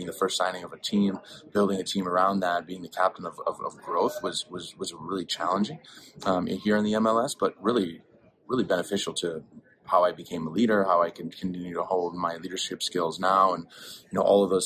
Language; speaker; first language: English; native; English